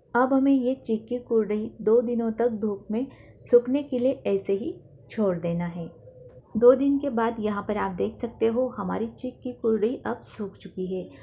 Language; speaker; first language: Hindi; non-native, local second language; Marathi